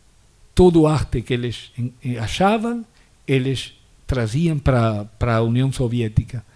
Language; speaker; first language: Portuguese; non-native, fluent; Spanish